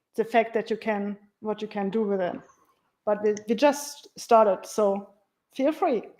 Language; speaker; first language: English; non-native, fluent; German